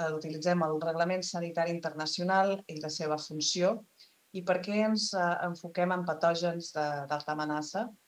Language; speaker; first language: Catalan; native; Catalan